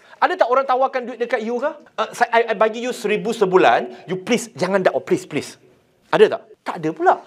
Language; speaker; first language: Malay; non-native, local second language; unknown